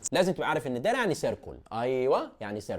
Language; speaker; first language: Arabic; native; Arabic